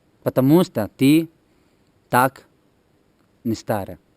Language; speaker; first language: Russian; non-native, learner; Italian